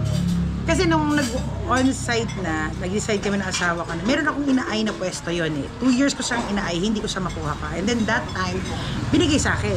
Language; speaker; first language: Filipino; native; Filipino